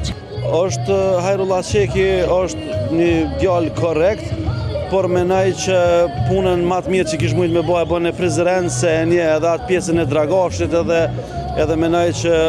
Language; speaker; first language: Albanian; native; Albanian